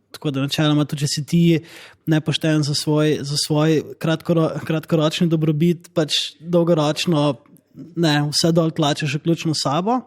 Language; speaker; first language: Slovenian; native; Slovenian